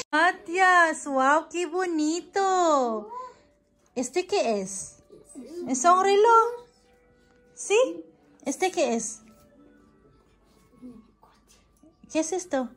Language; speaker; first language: Spanish; non-native, learner; Cebuano